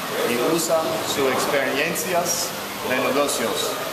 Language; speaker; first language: Spanish; non-native, learner; English